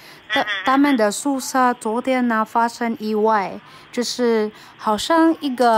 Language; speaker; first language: Chinese; non-native, fluent; Filipino